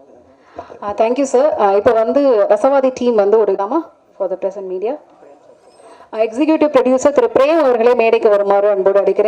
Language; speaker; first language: Tamil; native; Tamil